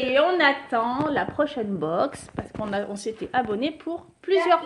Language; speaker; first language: French; native; French